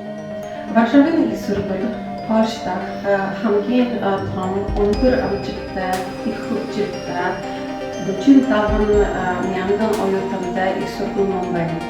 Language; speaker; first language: Mongolian; non-native, learner; Polish